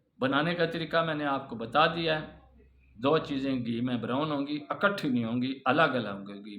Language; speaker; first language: Urdu; non-native, local second language; Punjabi